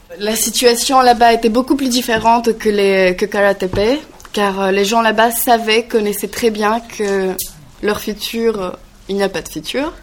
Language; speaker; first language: French; non-native, learner; Greek